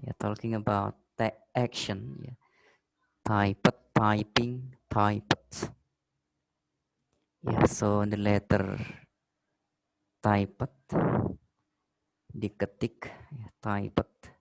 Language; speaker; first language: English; non-native, fluent; Indonesian